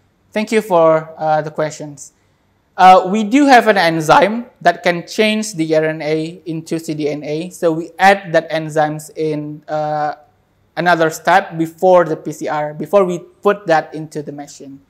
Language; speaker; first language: English; non-native, fluent; Indonesian